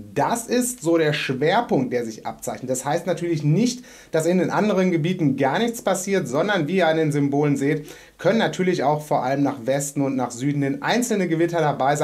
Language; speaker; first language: German; native; German